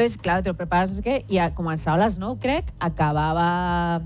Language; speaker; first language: Catalan; non-native, local second language; Spanish